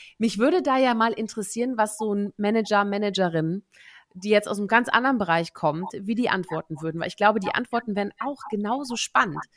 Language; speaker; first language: German; native; German